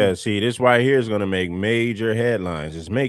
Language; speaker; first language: English; native; English